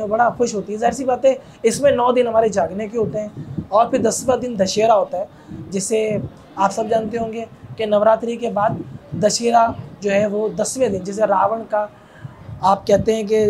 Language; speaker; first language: Urdu; non-native, local second language; Gujarati